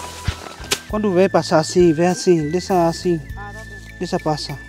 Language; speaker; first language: Portuguese; non-native, learner; Vietnamese